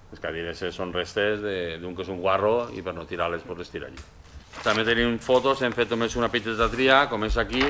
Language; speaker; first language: Catalan; native; Catalan